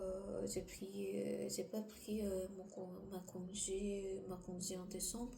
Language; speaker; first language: French; non-native, learner; Korean